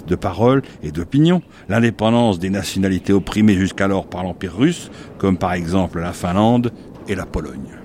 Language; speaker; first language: French; native; French